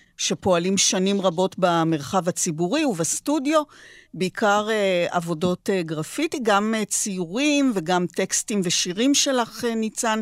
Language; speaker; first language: Hebrew; native; Hebrew